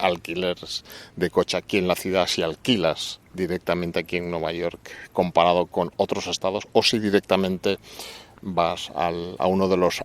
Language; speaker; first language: Spanish; native; Spanish